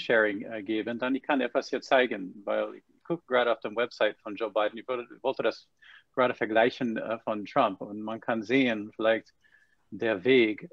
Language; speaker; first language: German; non-native, fluent; English